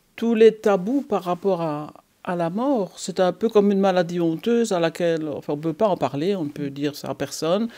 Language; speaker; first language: French; native; French